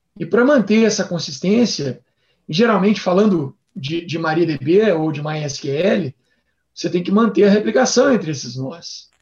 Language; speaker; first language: Portuguese; native; Portuguese